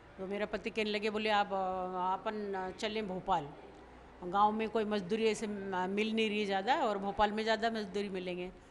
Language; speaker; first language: Hindi; non-native, local second language; Bhili